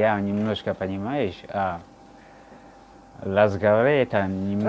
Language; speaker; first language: Russian; non-native, learner; Swahili